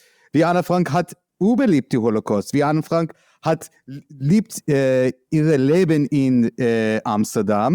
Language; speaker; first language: German; non-native, learner; English